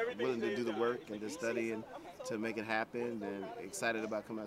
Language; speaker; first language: English; native; English